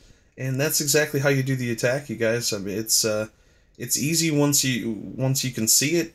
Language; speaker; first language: English; native; English